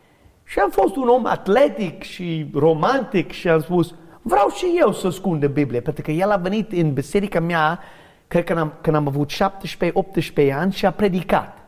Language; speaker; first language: Romanian; non-native, learner; English